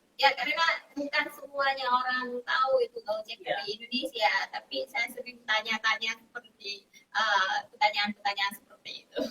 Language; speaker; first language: Indonesian; non-native, fluent; Vietnamese